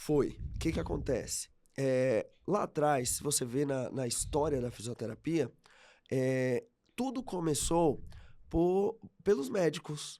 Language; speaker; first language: Portuguese; native; Portuguese